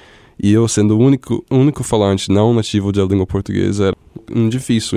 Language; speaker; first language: Portuguese; non-native, fluent; English